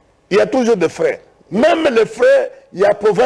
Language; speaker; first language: French; non-native, local second language; Lingala